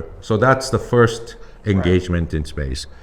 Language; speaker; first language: English; non-native, fluent; Japanese